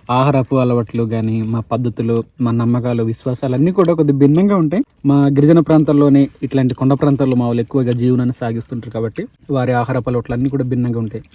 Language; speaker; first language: Telugu; native; Telugu